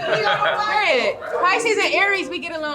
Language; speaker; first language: English; native; English